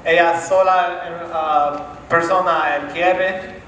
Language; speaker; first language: Spanish; non-native, learner; English